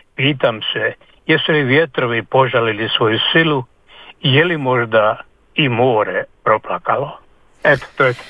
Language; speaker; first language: Croatian; native; Croatian